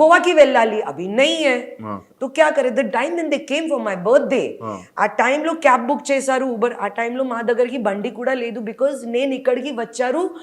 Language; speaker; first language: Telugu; non-native, learner; Hindi